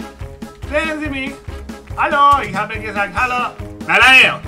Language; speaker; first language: German; non-native, learner; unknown